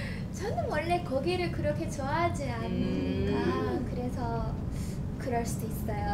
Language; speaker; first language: Korean; non-native, fluent; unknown